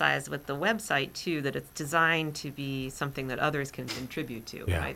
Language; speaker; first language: English; native; English